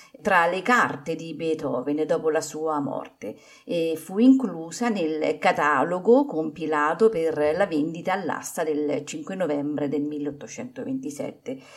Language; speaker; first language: Italian; native; Italian